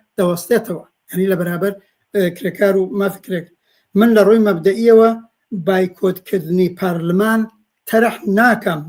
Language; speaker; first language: Central Kurdish; native; Central Kurdish